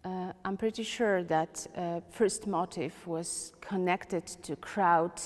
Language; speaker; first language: English; non-native, learner; Polish